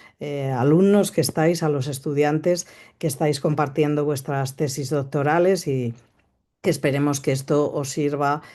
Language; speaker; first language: Spanish; native; Spanish